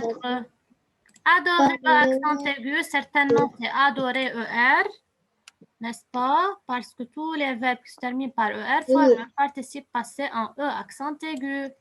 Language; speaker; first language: French; non-native, fluent; Arabic